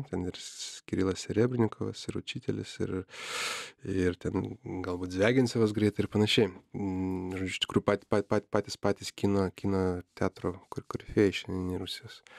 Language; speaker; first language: Lithuanian; native; Lithuanian